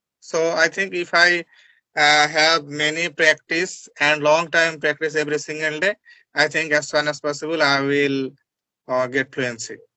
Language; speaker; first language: English; non-native, learner; Bangla